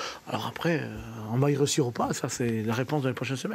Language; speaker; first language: French; native; French